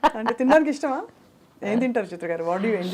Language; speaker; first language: Telugu; native; Telugu